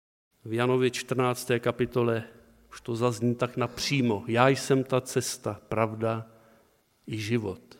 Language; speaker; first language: Czech; native; Czech